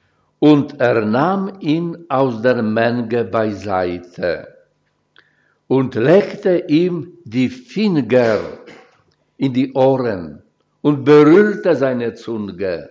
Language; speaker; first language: German; non-native, fluent; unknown